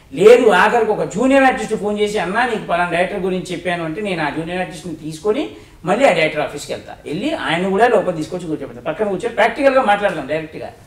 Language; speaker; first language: Telugu; native; Telugu